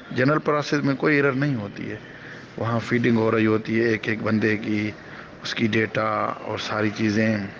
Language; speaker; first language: Urdu; non-native, local second language; Sindhi